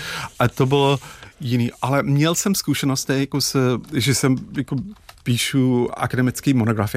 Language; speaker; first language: Czech; non-native, fluent; English